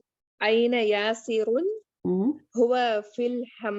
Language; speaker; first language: Arabic; non-native, learner; Urdu